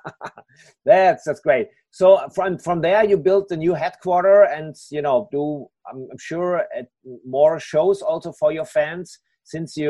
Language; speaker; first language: English; non-native, fluent; German